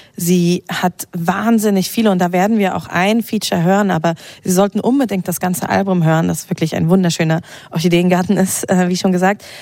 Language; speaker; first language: German; native; German